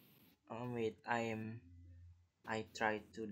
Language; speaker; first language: English; non-native, learner; Indonesian